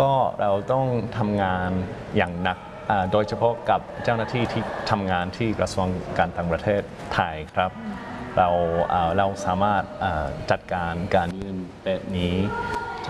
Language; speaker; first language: Thai; non-native, fluent; English